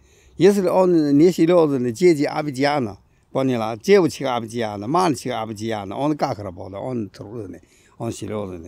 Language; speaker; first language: Russian; non-native, learner; Chinese